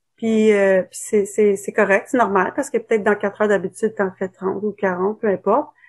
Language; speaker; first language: French; native; French